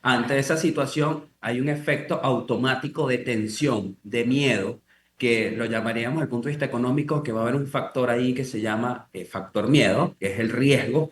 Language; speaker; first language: Spanish; native; Spanish